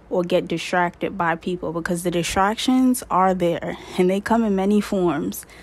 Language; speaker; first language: English; native; English